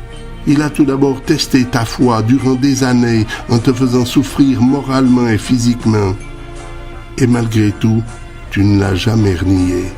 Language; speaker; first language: French; native; French